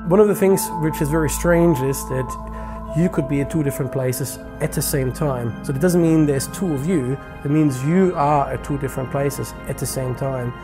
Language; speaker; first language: English; non-native, fluent; German